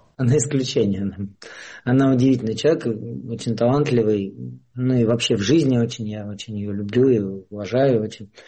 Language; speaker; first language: Russian; native; Russian